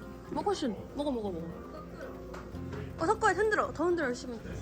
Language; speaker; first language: Korean; native; Korean